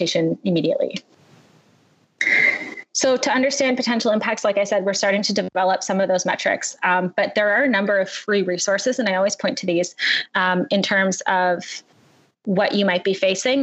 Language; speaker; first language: English; native; English